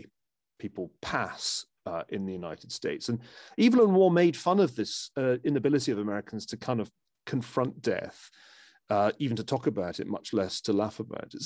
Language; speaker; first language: English; native; English